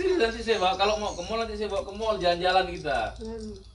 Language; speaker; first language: Indonesian; native; Indonesian